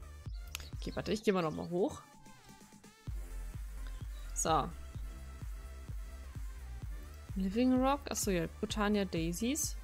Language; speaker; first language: German; native; German